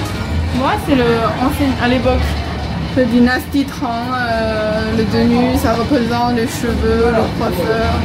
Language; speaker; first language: French; non-native, fluent; Chinese